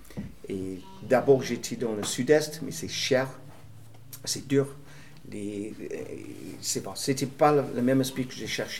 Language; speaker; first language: French; non-native, fluent; English